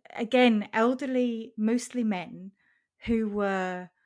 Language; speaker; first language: English; non-native, fluent; German